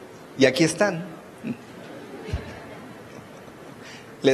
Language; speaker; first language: Spanish; native; Spanish